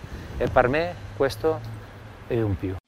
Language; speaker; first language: Italian; non-native, learner; Spanish